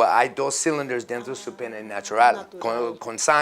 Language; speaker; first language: Spanish; non-native, learner; English